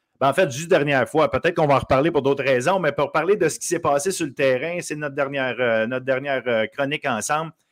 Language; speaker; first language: French; native; French